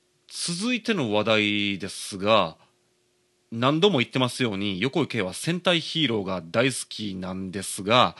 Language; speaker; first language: Japanese; native; Japanese